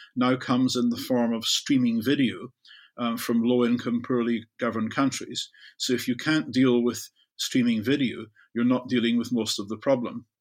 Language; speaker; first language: English; native; English